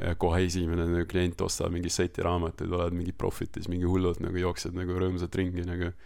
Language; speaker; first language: Estonian; early bilingual, other home language; Russian